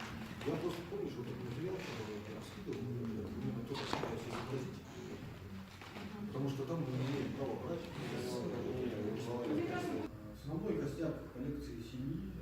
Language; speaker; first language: Russian; native; Russian